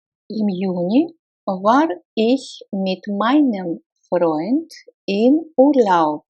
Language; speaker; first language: German; non-native, fluent; Russian